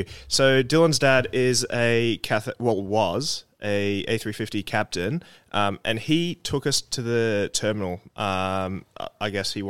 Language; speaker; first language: English; native; English